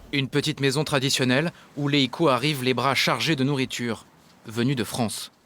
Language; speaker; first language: French; native; French